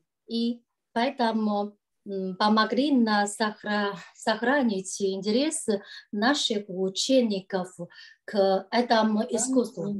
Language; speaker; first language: Russian; non-native, learner; Chinese